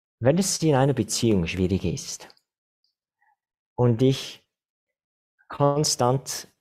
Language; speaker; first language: German; non-native, fluent; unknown